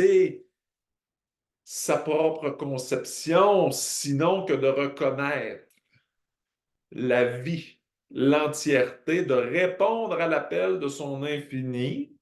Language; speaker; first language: French; native; French